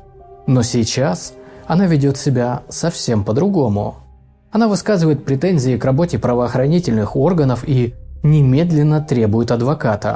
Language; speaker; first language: Russian; native; Russian